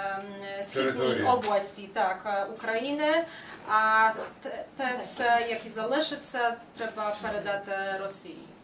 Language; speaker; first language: Ukrainian; non-native, fluent; Polish